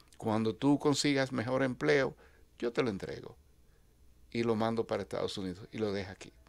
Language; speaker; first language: Spanish; native; Spanish